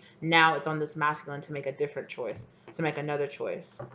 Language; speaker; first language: English; native; English